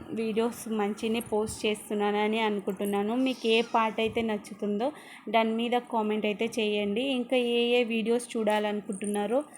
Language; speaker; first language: Telugu; non-native, local second language; Lambadi